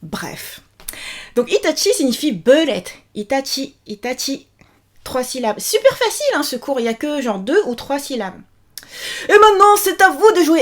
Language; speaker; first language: French; native; French